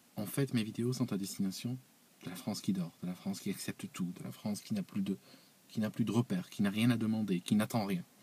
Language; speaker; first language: French; non-native, local second language; Arabic